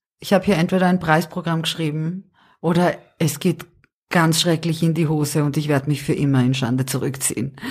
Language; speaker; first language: German; early bilingual, other home language; Serbian